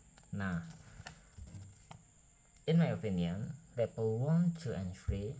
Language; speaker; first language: English; non-native, learner; Indonesian